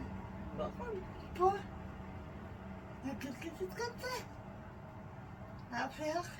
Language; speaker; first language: French; non-native, learner; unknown